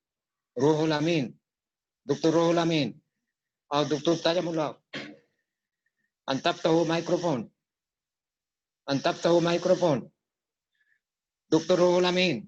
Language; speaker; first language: Arabic; non-native, fluent; Bangla